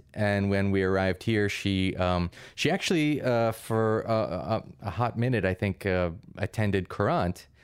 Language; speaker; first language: English; early bilingual, other home language; Russian